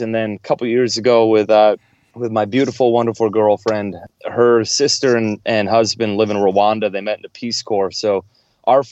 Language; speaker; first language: English; native; English